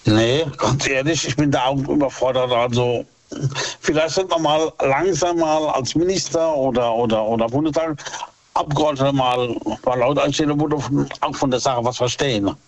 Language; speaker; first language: German; native; German